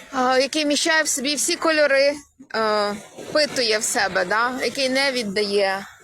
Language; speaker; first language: Ukrainian; native; Ukrainian